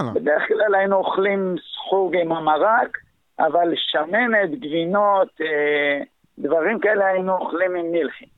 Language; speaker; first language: Hebrew; early bilingual, other home language; Arabic